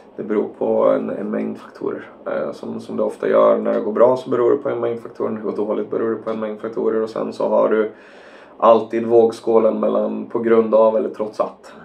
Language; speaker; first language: Swedish; native; Swedish